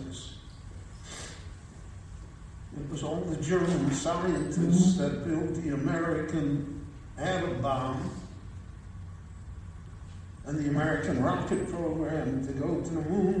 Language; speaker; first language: English; early bilingual, other home language; Yiddish